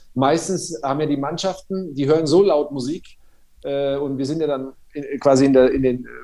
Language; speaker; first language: German; native; German